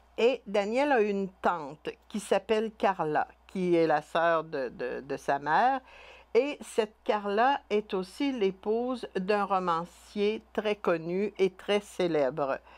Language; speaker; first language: French; native; French